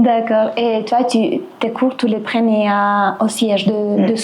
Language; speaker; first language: French; non-native, fluent; Spanish